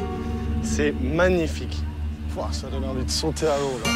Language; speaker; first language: French; native; French